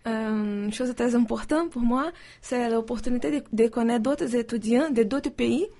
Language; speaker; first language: French; non-native, learner; Portuguese